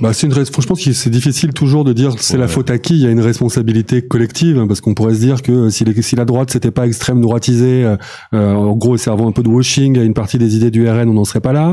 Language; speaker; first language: French; native; French